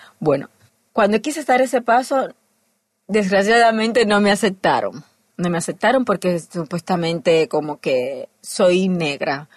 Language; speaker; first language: Spanish; native; Spanish